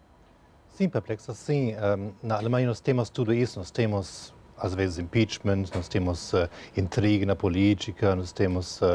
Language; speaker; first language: Portuguese; non-native, fluent; German